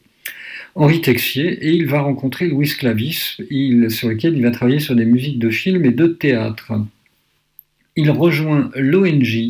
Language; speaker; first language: French; native; French